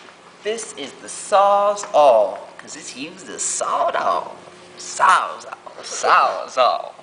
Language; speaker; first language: English; native; English